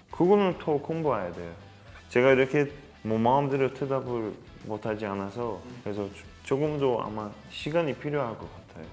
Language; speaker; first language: Korean; non-native, fluent; Persian